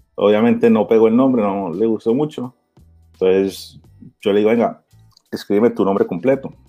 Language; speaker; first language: Spanish; early bilingual, heritage; Spanish